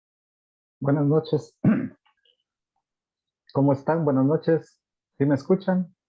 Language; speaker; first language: Spanish; native; Spanish